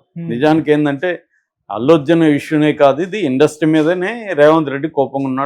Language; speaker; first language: Telugu; native; Telugu